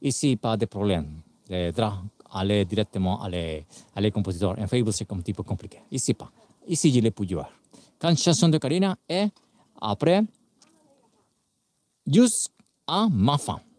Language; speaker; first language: French; non-native, learner; Spanish